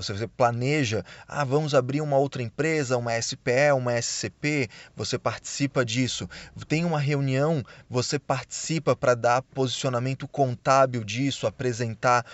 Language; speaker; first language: Portuguese; native; Portuguese